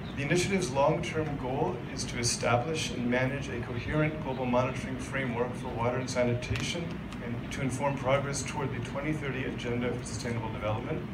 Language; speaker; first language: English; native; English